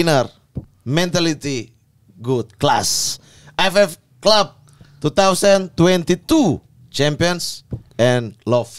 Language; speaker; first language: English; non-native, learner; Indonesian